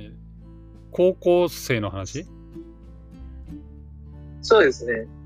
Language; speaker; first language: Japanese; native; Japanese